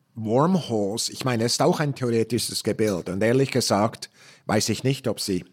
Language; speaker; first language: German; native; German